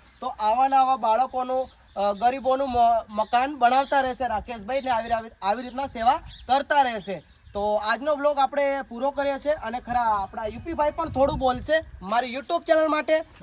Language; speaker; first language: Gujarati; native; Gujarati